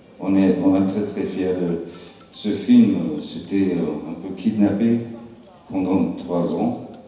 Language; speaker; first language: French; non-native, learner; English